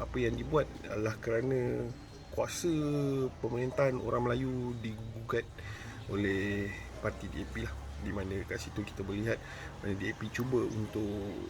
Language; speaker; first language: Malay; native; Malay